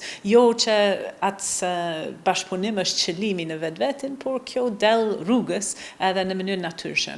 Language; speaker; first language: Albanian; non-native, fluent; English